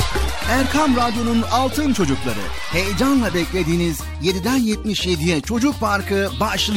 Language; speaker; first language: Turkish; native; Turkish